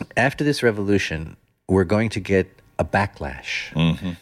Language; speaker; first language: English; non-native, fluent; Dutch